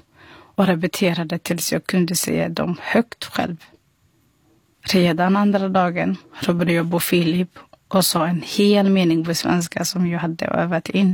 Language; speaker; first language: Swedish; non-native, fluent; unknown